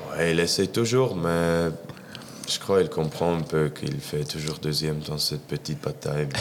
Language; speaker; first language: French; non-native, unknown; English